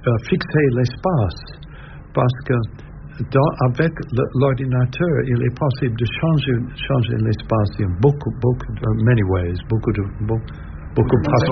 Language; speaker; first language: French; non-native, learner; English